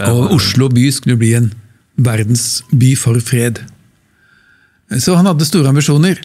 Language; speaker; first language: Norwegian; native; Norwegian